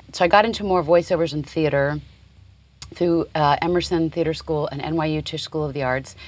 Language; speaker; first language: English; native; English